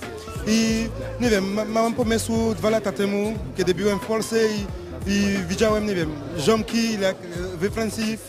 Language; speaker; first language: Polish; non-native, learner; French